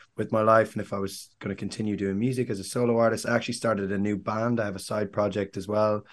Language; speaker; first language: English; native; English